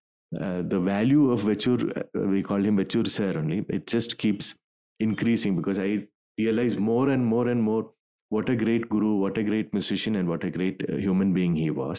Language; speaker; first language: English; non-native, local second language; Malayalam